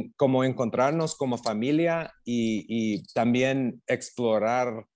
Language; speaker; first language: Spanish; non-native, fluent; English